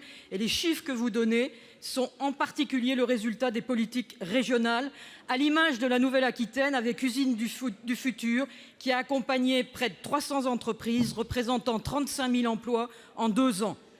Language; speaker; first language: French; native; French